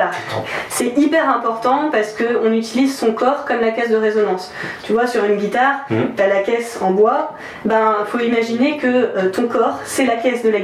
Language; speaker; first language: French; native; French